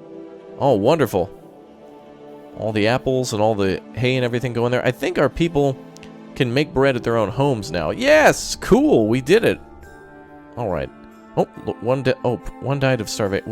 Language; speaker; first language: English; native; English